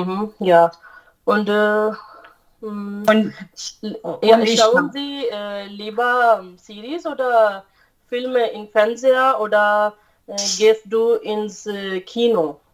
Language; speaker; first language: German; non-native, learner; Urdu